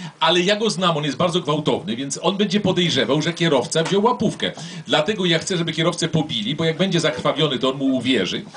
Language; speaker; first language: Polish; native; Polish